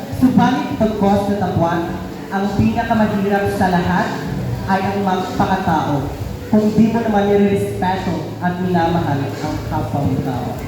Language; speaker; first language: Filipino; non-native, local second language; Cebuano